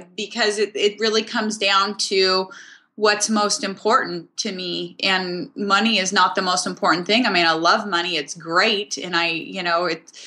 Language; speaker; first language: English; native; English